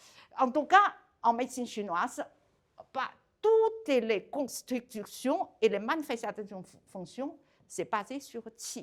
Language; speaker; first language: French; non-native, learner; Chinese